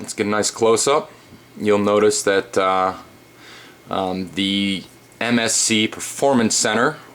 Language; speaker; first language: English; native; English